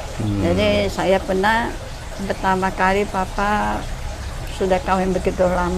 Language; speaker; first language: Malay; non-native, local second language; Min Nan Chinese